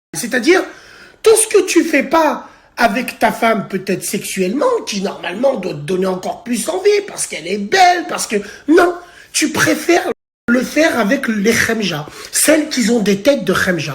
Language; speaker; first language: French; native; French